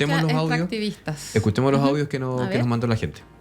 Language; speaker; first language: Spanish; native; Spanish